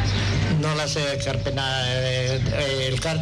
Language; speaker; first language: Basque; non-native, local second language; Spanish